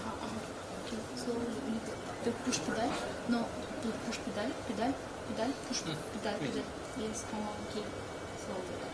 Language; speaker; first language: English; non-native, learner; Russian